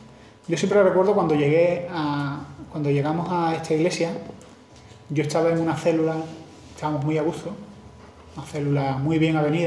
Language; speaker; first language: Spanish; native; Spanish